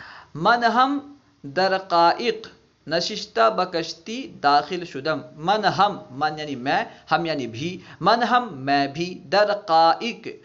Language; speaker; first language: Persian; non-native, fluent; Urdu